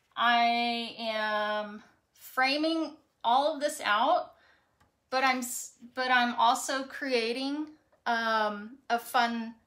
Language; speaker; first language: English; native; English